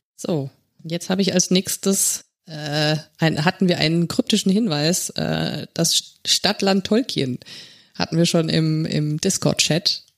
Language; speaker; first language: German; native; German